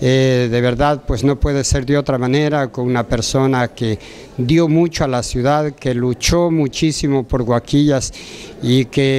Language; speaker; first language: Spanish; native; Spanish